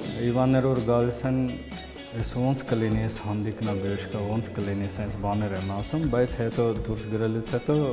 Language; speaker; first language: Armenian; non-native, fluent; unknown